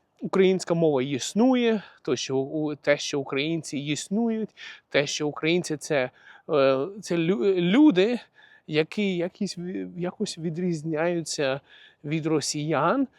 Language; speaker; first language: Ukrainian; non-native, local second language; Russian